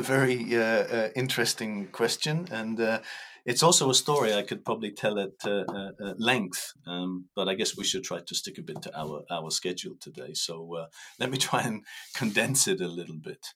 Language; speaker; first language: English; native; English